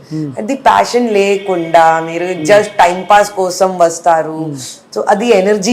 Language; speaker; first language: Telugu; non-native, fluent; Hindi